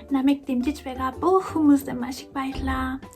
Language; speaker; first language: Mongolian; non-native, learner; Spanish